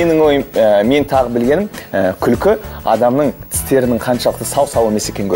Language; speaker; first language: Kazakh; native; Kazakh